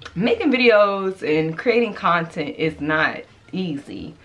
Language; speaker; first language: English; native; English